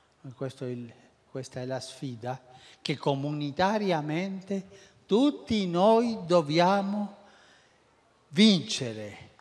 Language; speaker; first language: Italian; non-native, fluent; Spanish